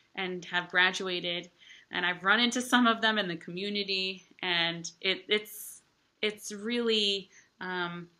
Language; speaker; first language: English; native; English